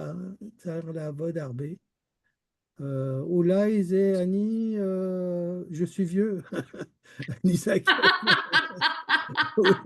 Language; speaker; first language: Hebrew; non-native, learner; French